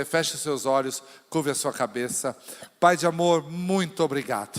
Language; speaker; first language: Portuguese; native; Portuguese